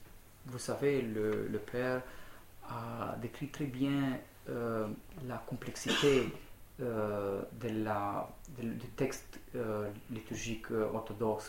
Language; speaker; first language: French; non-native, fluent; Romanian